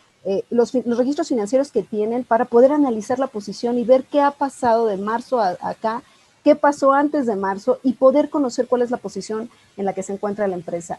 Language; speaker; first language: Spanish; native; Spanish